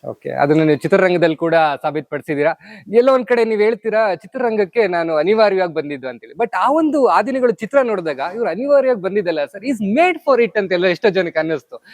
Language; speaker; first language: Kannada; native; Kannada